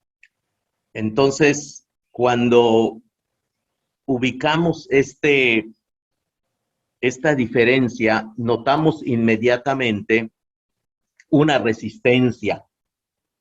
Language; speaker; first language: Spanish; non-native, local second language; Yucateco